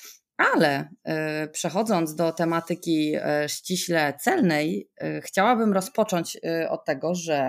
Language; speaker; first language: Polish; native; Polish